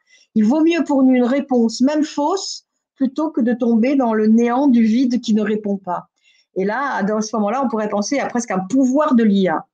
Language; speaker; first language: French; native; French